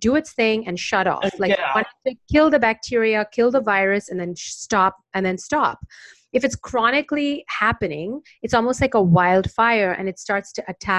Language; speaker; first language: English; non-native, local second language; Hindi